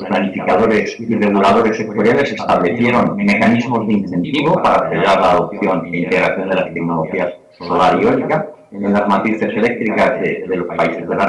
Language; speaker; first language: Spanish; native; Spanish